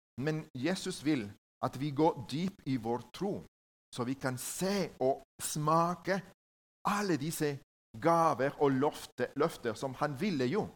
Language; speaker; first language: Norwegian; non-native, learner; Spanish